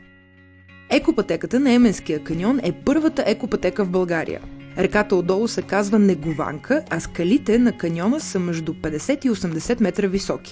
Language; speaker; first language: Bulgarian; native; Bulgarian